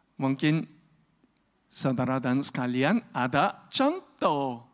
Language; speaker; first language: Indonesian; non-native, fluent; Korean